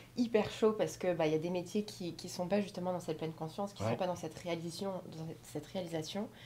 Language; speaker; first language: French; native; French